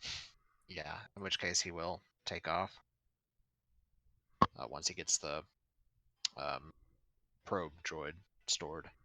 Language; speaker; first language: English; native; English